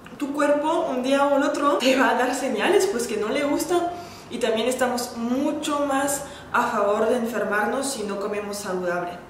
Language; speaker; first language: Spanish; non-native, fluent; French